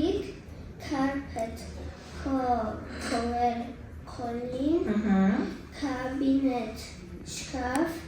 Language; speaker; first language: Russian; non-native, local second language; Tajik